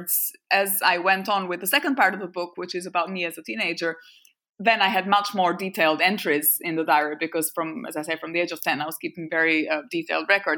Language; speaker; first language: English; non-native, fluent; French